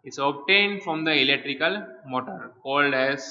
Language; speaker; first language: English; non-native, local second language; Gujarati